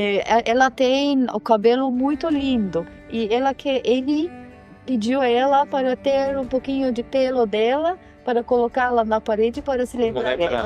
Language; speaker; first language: Portuguese; non-native, learner; Turkish